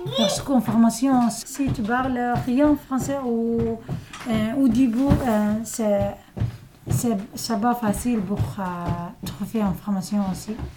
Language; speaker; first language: French; non-native, learner; Arabic